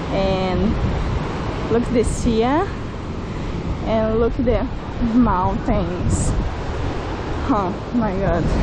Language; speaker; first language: English; non-native, learner; Portuguese